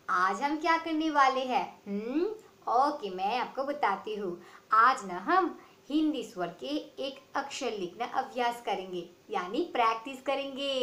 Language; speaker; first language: Hindi; non-native, local second language; Bangla